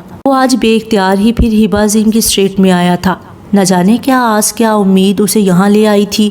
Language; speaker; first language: Urdu; native; Urdu